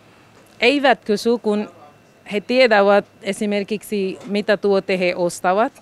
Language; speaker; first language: Finnish; non-native, learner; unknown